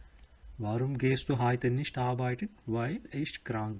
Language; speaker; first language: German; non-native, learner; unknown